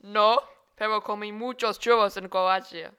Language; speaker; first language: Spanish; non-native, learner; English